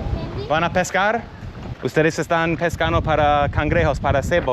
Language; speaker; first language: Spanish; non-native, learner; English